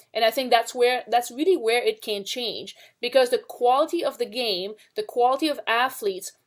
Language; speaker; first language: English; native; English